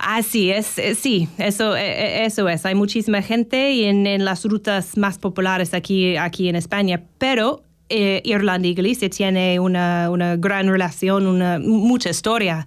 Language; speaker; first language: Spanish; non-native, fluent; English